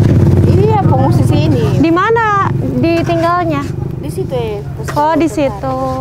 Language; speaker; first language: Indonesian; native; Indonesian